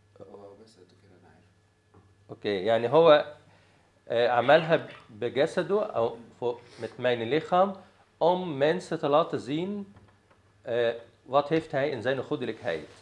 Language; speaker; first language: Dutch; non-native, fluent; Arabic